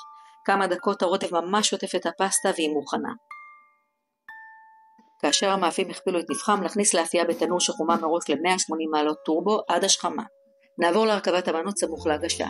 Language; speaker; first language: Hebrew; native; Hebrew